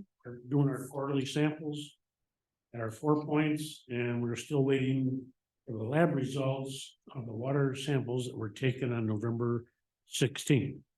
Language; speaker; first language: English; native; English